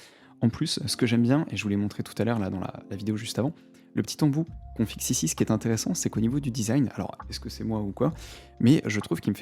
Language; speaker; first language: French; native; French